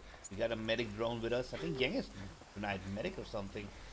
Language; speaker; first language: English; non-native, fluent; Dutch